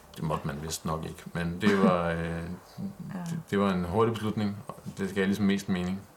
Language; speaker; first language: Danish; native; Danish